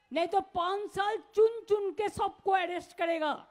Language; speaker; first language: Hindi; non-native, local second language; Bangla